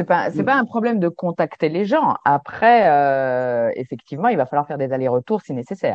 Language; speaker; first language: French; native; French